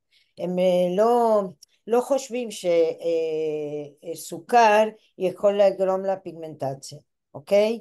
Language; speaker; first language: Hebrew; non-native, fluent; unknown